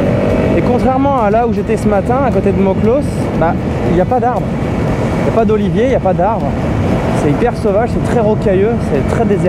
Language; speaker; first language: French; native; French